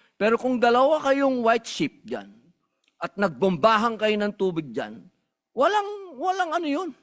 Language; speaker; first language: Filipino; native; Filipino